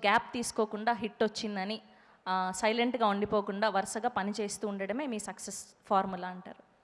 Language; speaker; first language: Telugu; native; Telugu